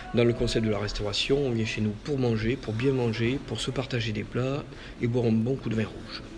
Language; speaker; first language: French; native; French